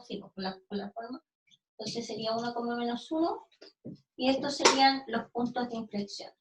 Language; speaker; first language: Spanish; native; Spanish